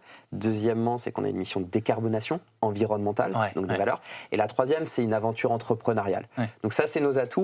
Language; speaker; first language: French; native; French